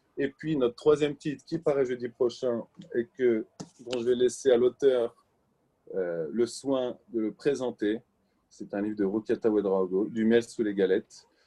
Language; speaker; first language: French; native; French